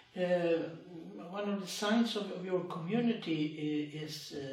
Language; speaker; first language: English; non-native, fluent; Swedish